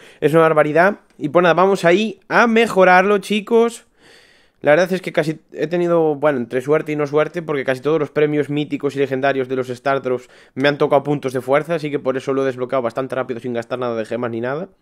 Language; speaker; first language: Spanish; native; Spanish